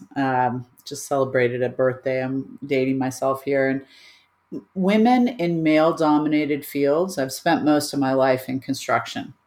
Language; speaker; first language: English; native; English